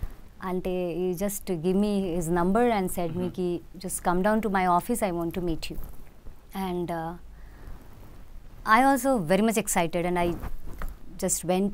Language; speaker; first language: Telugu; non-native, local second language; Hindi